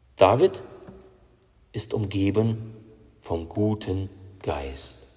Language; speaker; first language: German; non-native, fluent; Russian